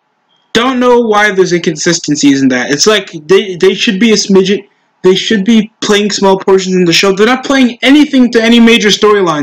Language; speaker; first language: English; native; English